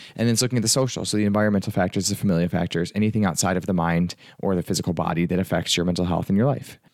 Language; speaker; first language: English; early bilingual, other home language; Italian